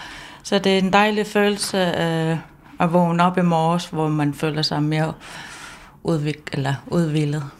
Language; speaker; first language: Danish; non-native, local second language; Kalaallisut